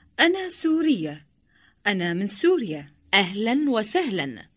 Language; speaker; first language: Arabic; non-native, learner; Indonesian